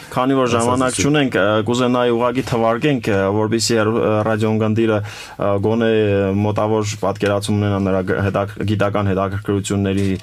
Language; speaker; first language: Armenian; native; Armenian